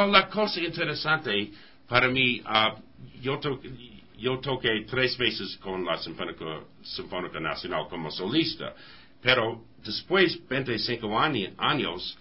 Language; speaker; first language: Spanish; non-native, learner; English